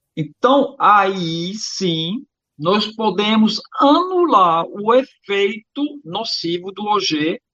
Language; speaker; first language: Portuguese; non-native, fluent; German